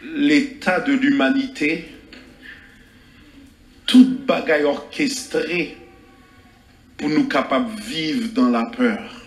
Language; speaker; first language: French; non-native, local second language; Haitian Creole